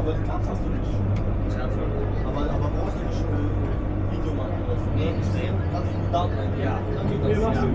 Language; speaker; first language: German; non-native, learner; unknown